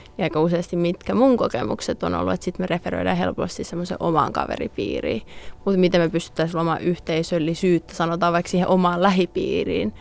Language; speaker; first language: Finnish; native; Finnish